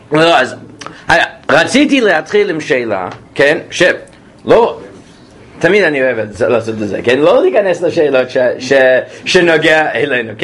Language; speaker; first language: Hebrew; non-native, fluent; English